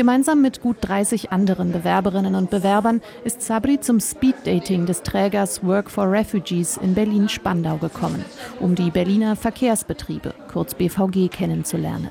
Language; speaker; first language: German; native; German